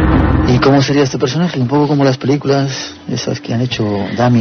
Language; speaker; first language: Spanish; native; Spanish